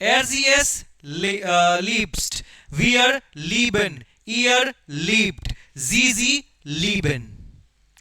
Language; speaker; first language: German; non-native, fluent; Hindi